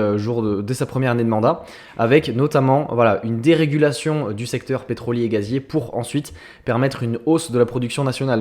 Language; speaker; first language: French; native; French